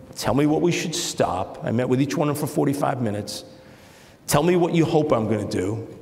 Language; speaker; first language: English; native; English